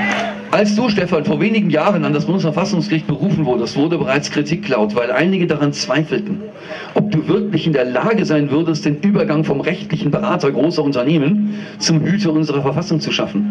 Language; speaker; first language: German; native; German